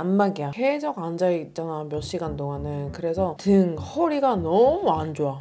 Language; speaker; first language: Korean; non-native, fluent; Georgian